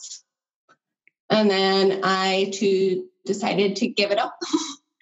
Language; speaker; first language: English; native; English